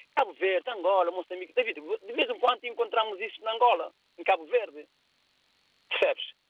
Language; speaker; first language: Portuguese; non-native, local second language; Kabuverdianu